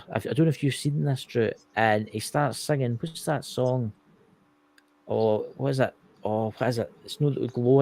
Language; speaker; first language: English; native; English